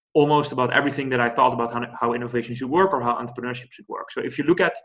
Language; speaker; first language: English; non-native, fluent; Dutch